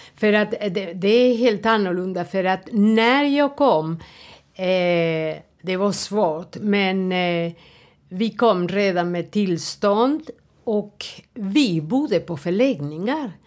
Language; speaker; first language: Swedish; non-native, fluent; Spanish